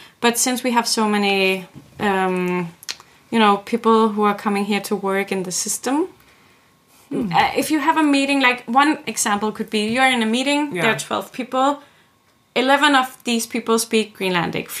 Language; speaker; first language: English; non-native, fluent; Kalaallisut